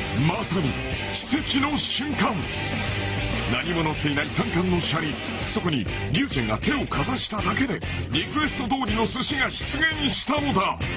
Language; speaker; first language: Japanese; native; Japanese